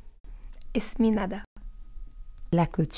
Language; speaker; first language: French; non-native, learner; Arabic